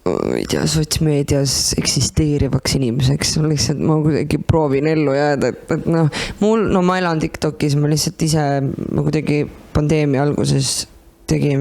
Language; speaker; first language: Estonian; native; Estonian